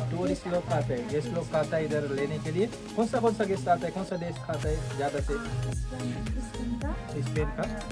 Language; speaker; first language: Hindi; non-native, learner; Sinhala